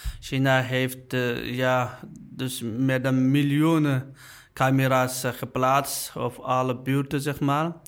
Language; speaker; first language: Dutch; non-native, learner; Uyghur